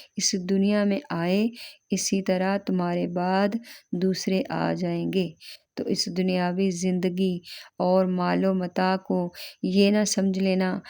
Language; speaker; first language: Urdu; native; Urdu